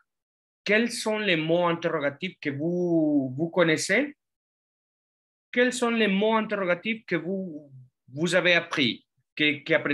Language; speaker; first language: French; non-native, fluent; Spanish